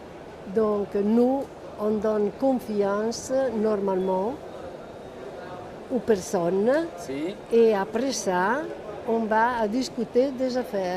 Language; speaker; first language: French; non-native, fluent; Italian